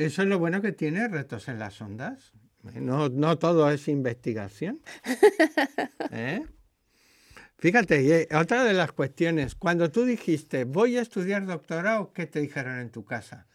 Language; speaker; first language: Spanish; native; Spanish